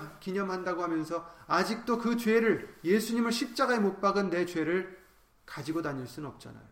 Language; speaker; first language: Korean; native; Korean